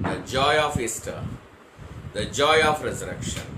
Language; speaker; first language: English; non-native, local second language; Telugu